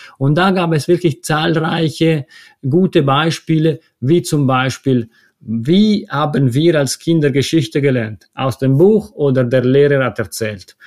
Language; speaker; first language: German; non-native, local second language; Italian